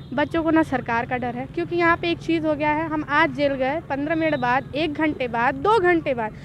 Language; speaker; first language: Hindi; native; Hindi